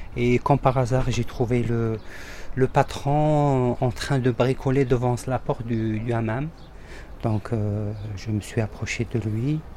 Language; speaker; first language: French; non-native, local second language; Arabic